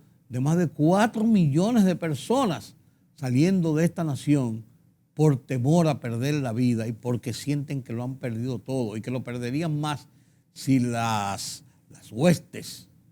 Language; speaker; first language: Spanish; native; Spanish